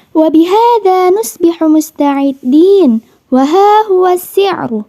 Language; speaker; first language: Arabic; non-native, learner; Indonesian